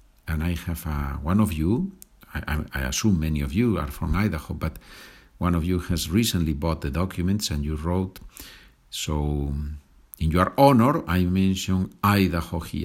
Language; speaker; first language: English; non-native, fluent; Spanish